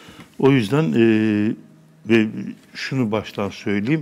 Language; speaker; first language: Turkish; native; Turkish